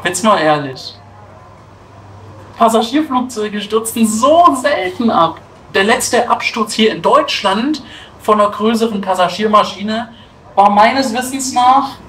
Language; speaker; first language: German; native; German